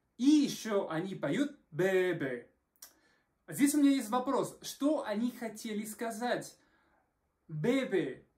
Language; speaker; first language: Russian; non-native, fluent; Spanish